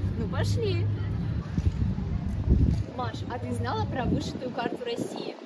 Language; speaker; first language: Russian; native; Russian